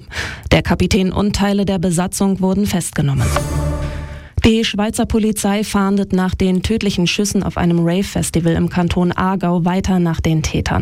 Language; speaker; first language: German; native; German